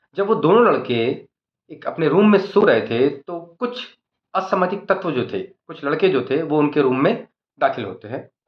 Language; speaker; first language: Hindi; native; Hindi